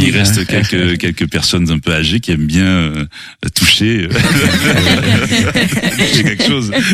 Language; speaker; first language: French; native; French